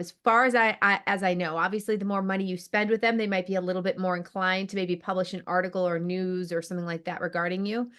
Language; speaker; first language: English; native; English